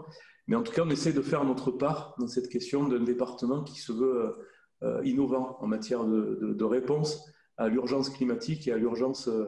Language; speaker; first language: French; native; French